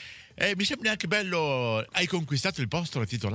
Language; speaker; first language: Italian; native; Italian